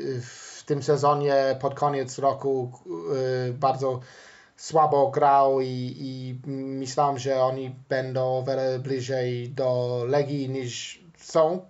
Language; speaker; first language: Polish; non-native, fluent; English